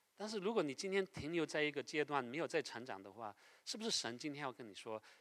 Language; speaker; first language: Chinese; non-native, fluent; French